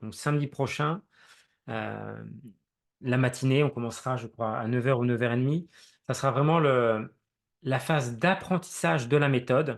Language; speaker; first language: French; native; French